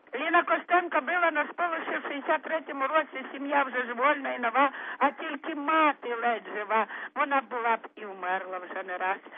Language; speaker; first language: Ukrainian; native; Ukrainian